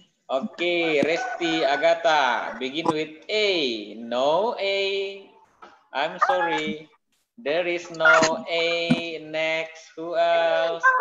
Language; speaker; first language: English; non-native, fluent; Indonesian